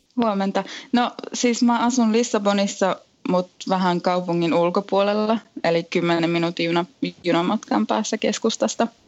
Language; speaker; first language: Finnish; native; Finnish